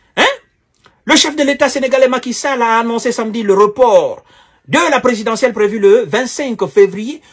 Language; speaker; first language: French; non-native, local second language; Wolof